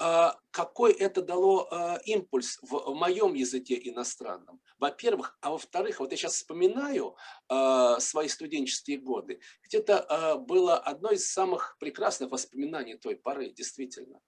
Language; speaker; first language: Russian; native; Russian